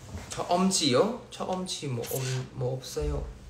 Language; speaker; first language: Korean; non-native, fluent; Thai